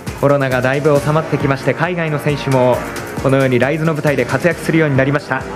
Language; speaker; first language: Japanese; native; Japanese